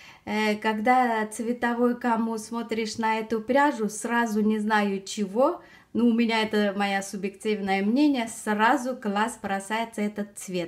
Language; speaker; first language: Russian; non-native, fluent; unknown